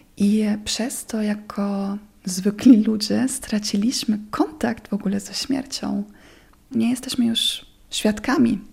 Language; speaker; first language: Polish; non-native, fluent; German